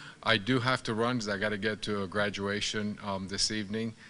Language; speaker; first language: English; non-native, fluent; Spanish